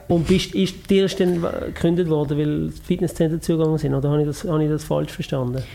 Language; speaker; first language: German; native; German